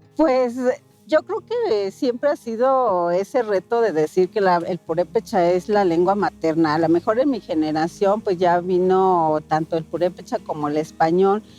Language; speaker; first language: Spanish; non-native, local second language; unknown